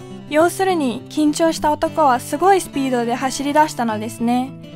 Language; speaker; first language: Japanese; early bilingual, heritage; Japanese